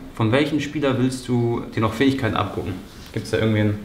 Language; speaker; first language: German; native; German